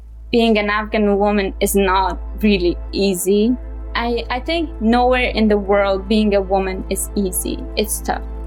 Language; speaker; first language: English; non-native, fluent; Persian